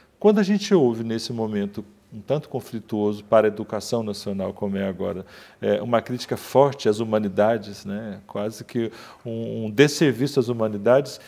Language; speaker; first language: Portuguese; native; Portuguese